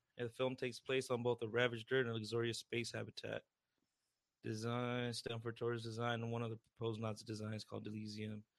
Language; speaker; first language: English; early bilingual, other home language; Spanish